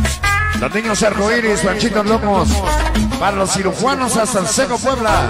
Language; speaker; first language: Spanish; native; Spanish